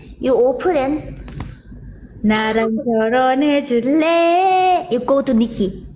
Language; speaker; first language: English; non-native, learner; Thai